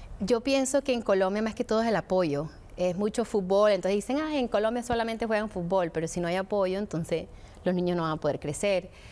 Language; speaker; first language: Spanish; early bilingual, heritage; Spanish